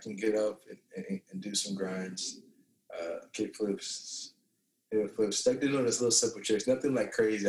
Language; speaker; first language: English; native; English